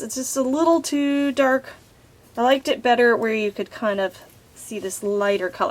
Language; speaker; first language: English; native; English